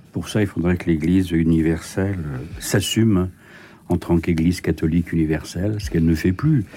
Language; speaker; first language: French; native; French